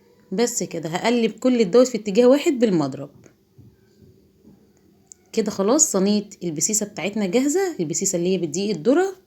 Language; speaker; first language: Arabic; native; Arabic